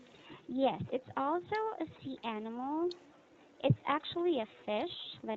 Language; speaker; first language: English; non-native, local second language; Filipino